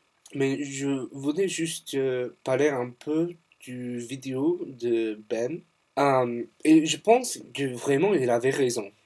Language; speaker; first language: French; non-native, fluent; English